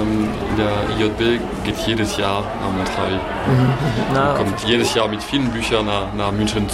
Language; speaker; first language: German; non-native, fluent; French